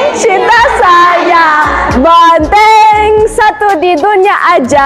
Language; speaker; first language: Indonesian; non-native, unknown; German